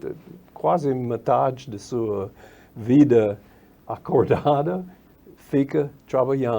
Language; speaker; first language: Portuguese; non-native, fluent; English